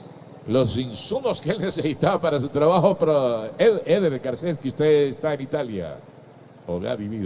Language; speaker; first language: Spanish; native; Spanish